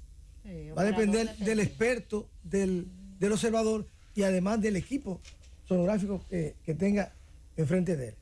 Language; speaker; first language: Spanish; native; Spanish